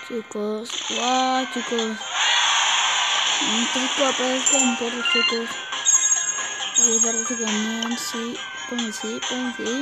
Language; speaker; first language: Spanish; native; Spanish